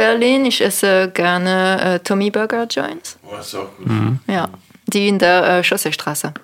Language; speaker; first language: German; non-native, learner; French